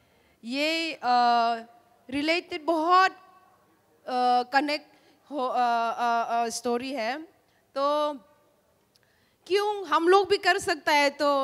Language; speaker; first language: Hindi; non-native, local second language; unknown